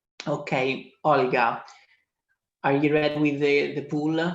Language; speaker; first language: English; non-native, fluent; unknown